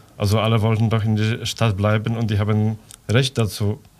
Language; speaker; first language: German; non-native, fluent; Polish